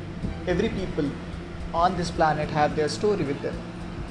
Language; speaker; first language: English; non-native, local second language; Hindi